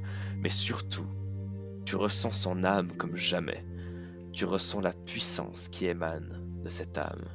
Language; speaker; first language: French; native; French